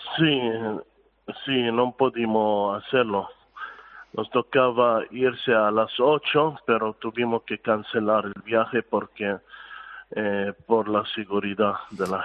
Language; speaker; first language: Spanish; non-native, fluent; Arabic